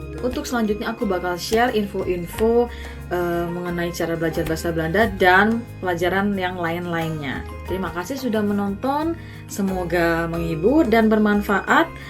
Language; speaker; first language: Indonesian; native; Indonesian